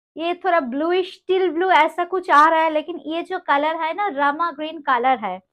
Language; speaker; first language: Hindi; non-native, local second language; Bangla